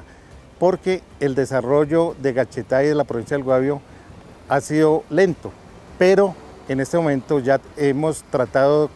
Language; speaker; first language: Spanish; native; Spanish